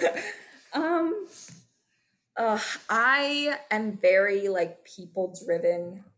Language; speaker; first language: English; native; English